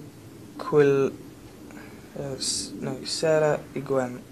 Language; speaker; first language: Spanish; non-native, learner; English